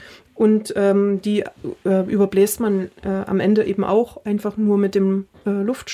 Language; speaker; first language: German; native; German